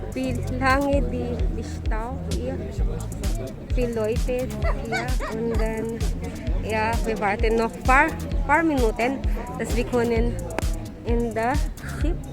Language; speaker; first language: German; non-native, learner; Filipino